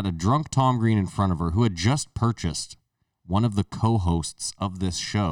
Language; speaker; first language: English; native; English